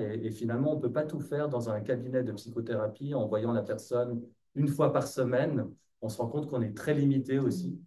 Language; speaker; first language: French; native; French